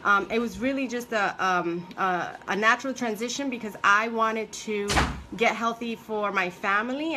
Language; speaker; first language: English; early bilingual, other home language; Spanish